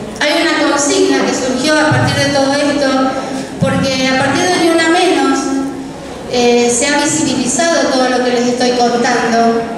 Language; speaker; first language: Spanish; native; Spanish